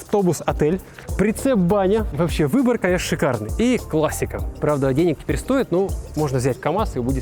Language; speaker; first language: Russian; native; Russian